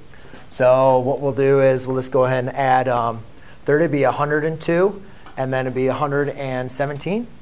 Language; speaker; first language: English; native; English